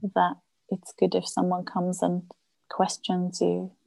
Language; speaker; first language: English; non-native, fluent; German